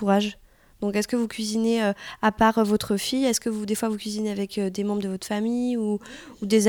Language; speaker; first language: French; native; French